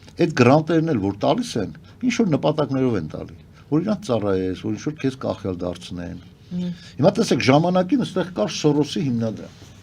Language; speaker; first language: Armenian; native; Armenian